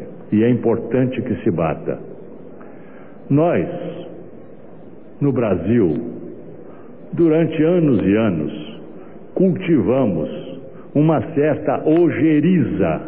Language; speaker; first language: Portuguese; native; Portuguese